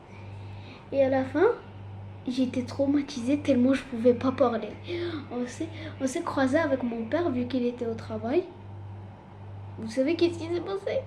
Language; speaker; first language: French; early bilingual, other home language; Arabic